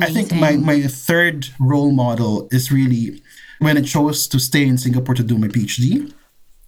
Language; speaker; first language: English; non-native, local second language; Filipino